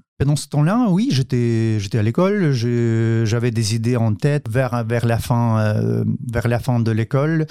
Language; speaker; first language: French; non-native, fluent; Ukrainian